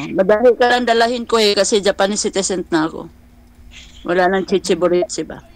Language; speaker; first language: Filipino; non-native, local second language; Cebuano